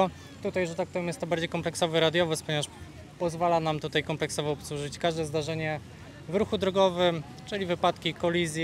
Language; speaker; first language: Polish; native; Polish